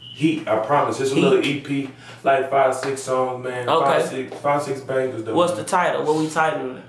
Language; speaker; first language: English; native; English